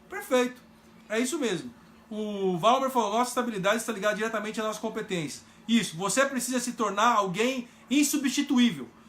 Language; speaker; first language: Portuguese; native; Portuguese